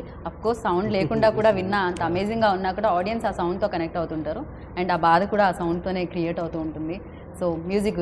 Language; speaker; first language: Telugu; native; Telugu